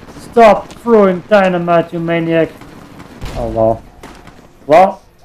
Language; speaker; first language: English; non-native, fluent; German